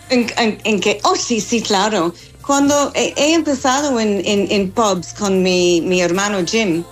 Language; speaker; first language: Spanish; non-native, learner; English